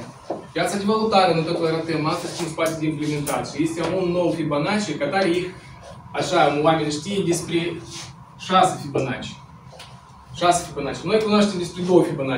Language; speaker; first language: Romanian; non-native, local second language; Russian